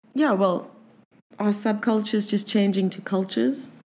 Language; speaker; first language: English; native; English